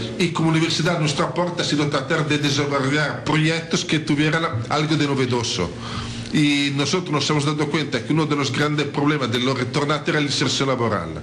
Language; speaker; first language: Spanish; non-native, fluent; Italian